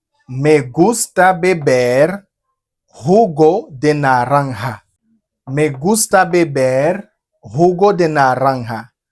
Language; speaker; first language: Spanish; non-native, fluent; Haitian Creole